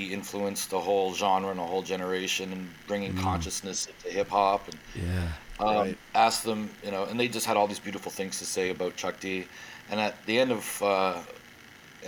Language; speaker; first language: English; native; English